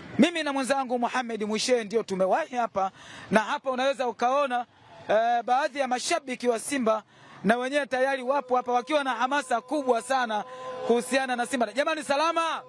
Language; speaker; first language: Swahili; native; Swahili